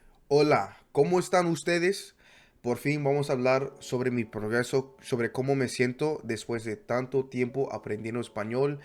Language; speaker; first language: Spanish; non-native, fluent; English